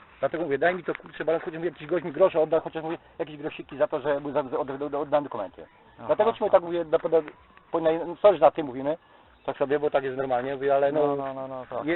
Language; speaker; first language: Polish; native; Polish